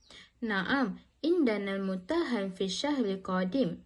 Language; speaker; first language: Arabic; non-native, learner; Malay